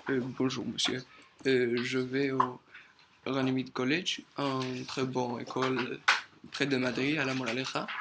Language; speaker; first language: French; non-native, learner; Spanish